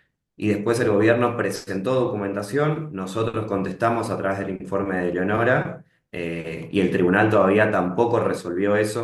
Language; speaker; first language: Spanish; native; Spanish